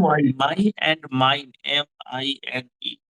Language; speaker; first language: English; non-native, fluent; Hindi